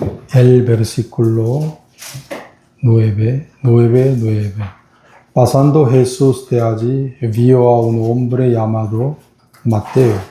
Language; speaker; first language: Spanish; non-native, fluent; Korean